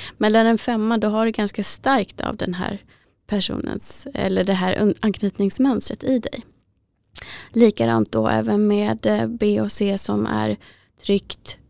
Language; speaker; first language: Swedish; native; Swedish